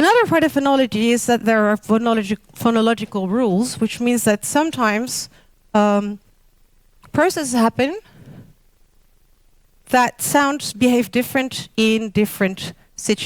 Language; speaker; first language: English; non-native, fluent; Dutch